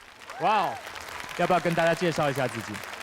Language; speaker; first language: Chinese; native; Chinese